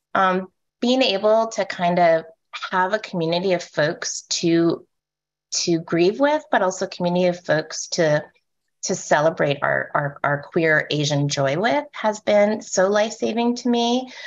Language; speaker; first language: English; native; English